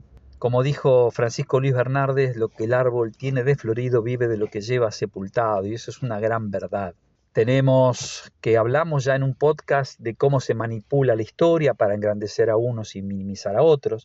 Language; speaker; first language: Spanish; native; Spanish